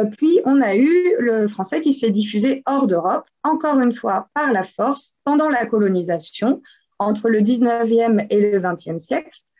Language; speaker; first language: French; native; French